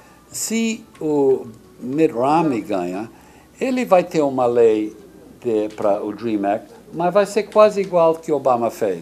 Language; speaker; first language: Portuguese; non-native, fluent; English